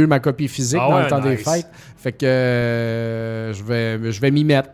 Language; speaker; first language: French; native; French